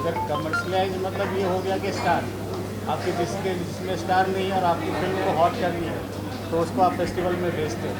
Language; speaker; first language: Hindi; native; Hindi